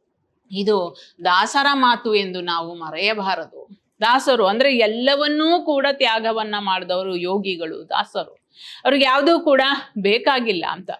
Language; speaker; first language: Kannada; native; Kannada